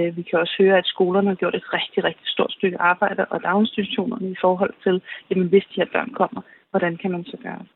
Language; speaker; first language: Danish; native; Danish